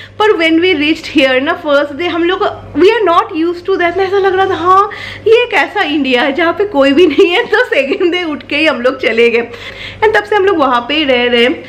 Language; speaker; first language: Hindi; non-native, local second language; Bangla